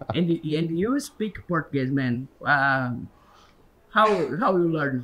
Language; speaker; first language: English; non-native, learner; Portuguese